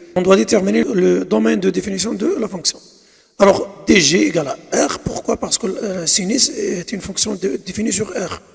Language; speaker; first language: French; non-native, local second language; Arabic